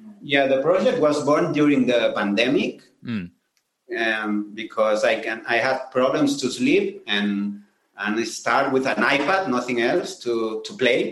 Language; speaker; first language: English; non-native, learner; Spanish